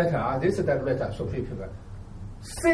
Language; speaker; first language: English; non-native, learner; Chinese